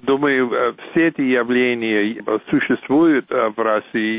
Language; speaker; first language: Russian; non-native, fluent; English